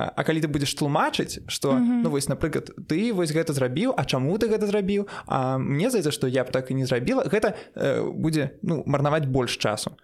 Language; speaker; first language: Belarusian; non-native, local second language; Russian